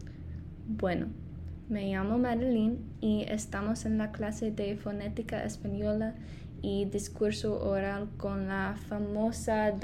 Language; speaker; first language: Spanish; non-native, fluent; English